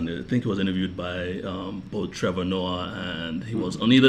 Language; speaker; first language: English; non-native, local second language; Yoruba